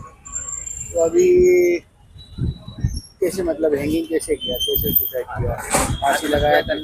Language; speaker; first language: Hindi; non-native, local second language; Gujarati